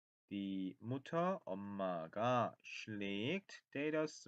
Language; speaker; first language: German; non-native, fluent; Korean